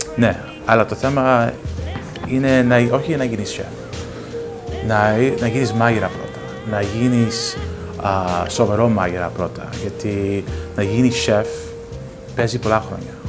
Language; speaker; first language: Greek; early bilingual, heritage; Greek